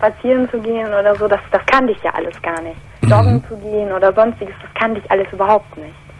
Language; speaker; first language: German; native; German